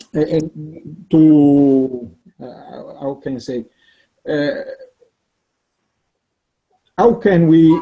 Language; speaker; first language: English; non-native, learner; Italian